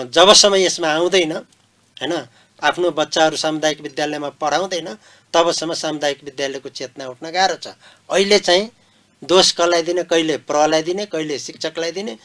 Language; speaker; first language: Nepali; non-native, local second language; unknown